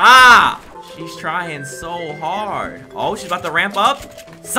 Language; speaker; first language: English; native; English